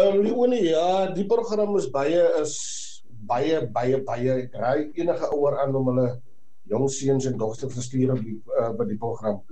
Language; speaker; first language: Afrikaans; native; Afrikaans